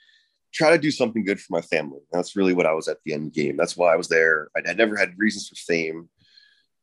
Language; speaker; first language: English; native; English